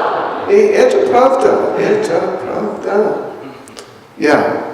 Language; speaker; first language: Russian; non-native, learner; English